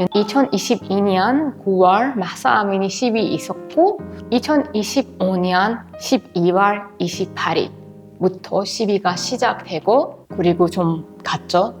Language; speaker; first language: Korean; non-native, fluent; Persian